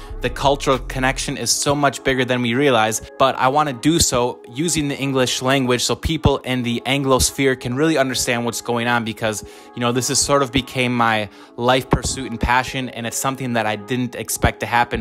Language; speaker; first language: English; native; English